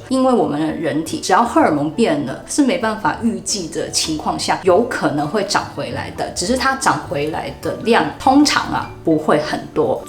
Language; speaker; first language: Chinese; non-native, local second language; Cantonese